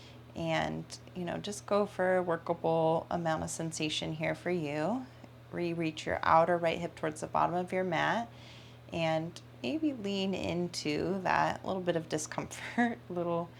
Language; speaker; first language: English; native; English